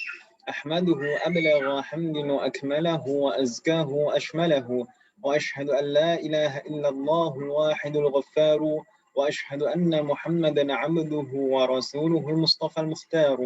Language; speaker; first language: Arabic; non-native, fluent; Indonesian